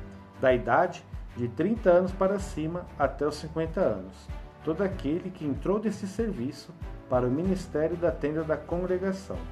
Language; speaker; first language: Portuguese; native; Portuguese